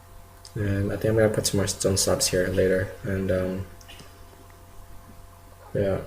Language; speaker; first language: English; native; English